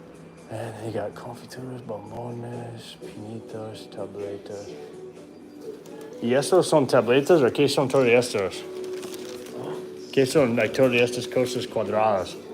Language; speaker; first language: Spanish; non-native, learner; English